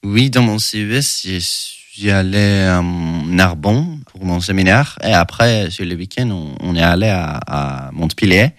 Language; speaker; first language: French; non-native, learner; Swedish